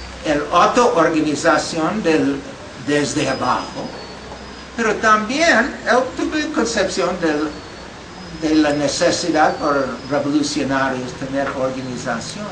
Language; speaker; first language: Spanish; non-native, fluent; English